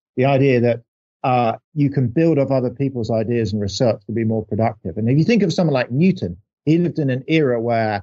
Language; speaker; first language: English; native; English